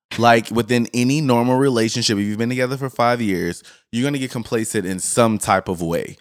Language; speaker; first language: English; native; English